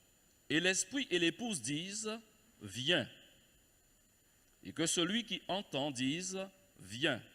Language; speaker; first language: French; native; French